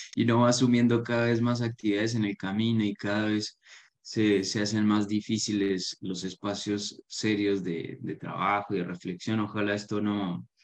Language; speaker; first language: Spanish; native; Spanish